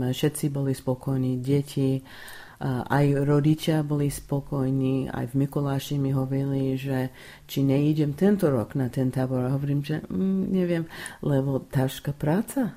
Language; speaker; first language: Slovak; non-native, fluent; English